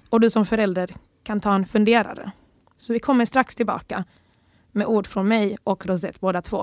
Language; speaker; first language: Swedish; early bilingual, other home language; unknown